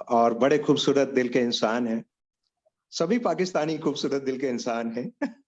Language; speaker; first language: Hindi; non-native, local second language; Punjabi